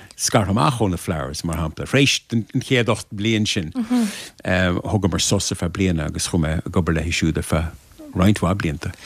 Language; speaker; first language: Irish; native; Irish